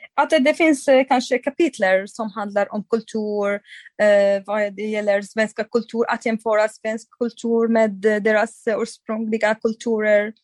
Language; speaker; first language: Swedish; non-native, fluent; Arabic